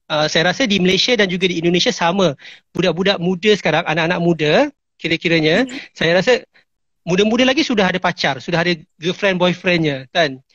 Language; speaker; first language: Malay; native; Malay